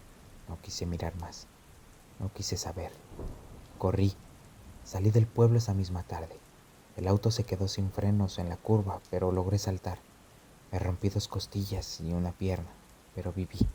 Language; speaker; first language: Spanish; native; Spanish